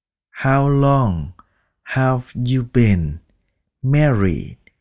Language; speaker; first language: English; non-native, fluent; Vietnamese